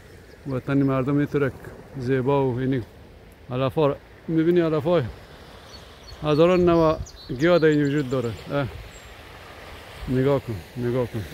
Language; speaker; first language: Persian; native; Persian